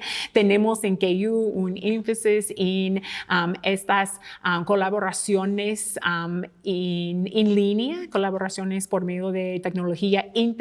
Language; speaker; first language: Spanish; non-native, fluent; English